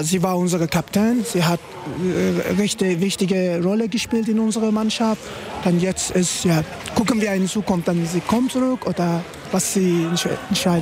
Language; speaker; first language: German; non-native, learner; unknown